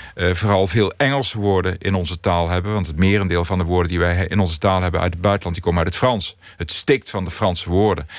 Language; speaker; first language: Dutch; native; Dutch